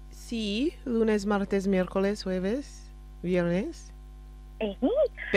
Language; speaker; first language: Spanish; non-native, learner; English